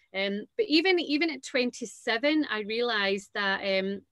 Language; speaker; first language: English; native; English